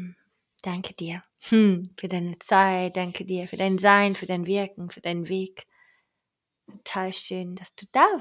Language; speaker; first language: German; native; German